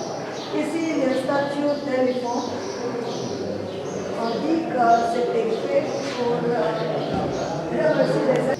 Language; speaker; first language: French; non-native, fluent; Hindi